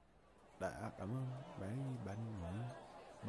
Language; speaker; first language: Vietnamese; non-native, learner; English